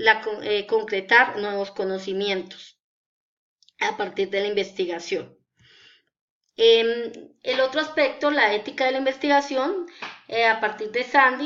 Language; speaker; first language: Spanish; native; Spanish